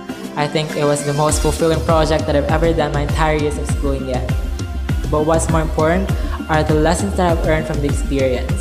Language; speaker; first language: English; non-native, local second language; Cebuano